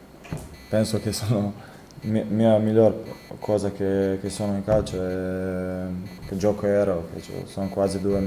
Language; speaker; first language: Italian; non-native, fluent; Croatian